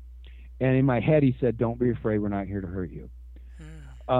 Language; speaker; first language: English; native; English